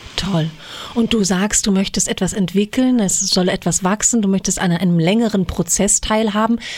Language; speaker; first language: German; native; German